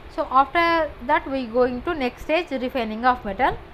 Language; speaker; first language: English; non-native, local second language; Telugu